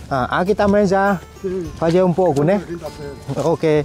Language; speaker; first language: Portuguese; non-native, learner; Vietnamese